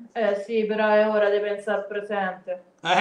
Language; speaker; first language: Italian; native; Italian